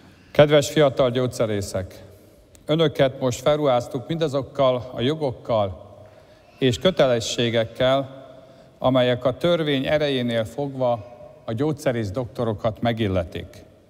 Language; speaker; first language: Hungarian; native; Hungarian